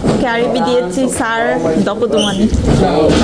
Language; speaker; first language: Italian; non-native, learner; Bangla